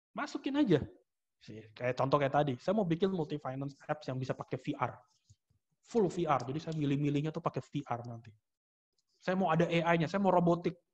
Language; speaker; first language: Indonesian; native; Indonesian